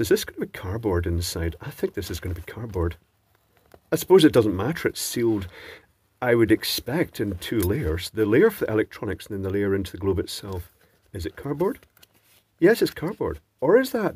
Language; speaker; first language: English; native; English